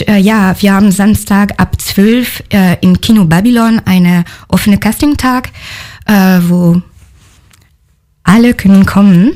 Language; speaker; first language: German; non-native, learner; French